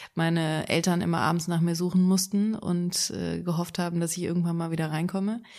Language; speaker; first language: German; native; German